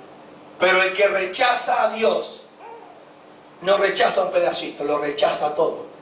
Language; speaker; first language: Spanish; native; Spanish